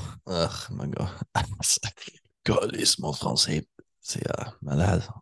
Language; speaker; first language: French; non-native, learner; English